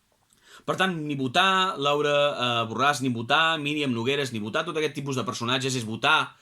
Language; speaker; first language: Catalan; native; Catalan